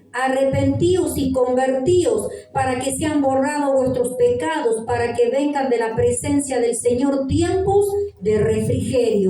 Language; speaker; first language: Spanish; native; Spanish